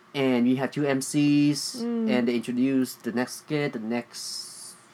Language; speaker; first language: English; early bilingual, other home language; Vietnamese